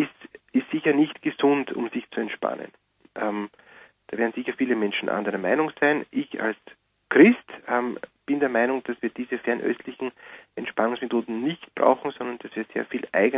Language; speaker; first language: German; native; German